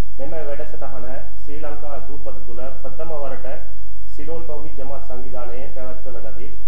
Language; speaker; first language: Sinhala; non-native, local second language; Tamil